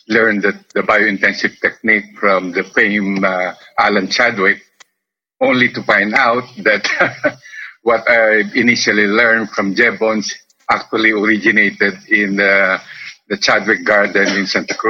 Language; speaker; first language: English; non-native, local second language; Filipino